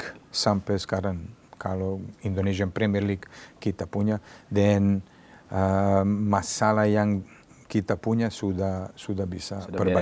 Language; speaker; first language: Indonesian; non-native, learner; Serbian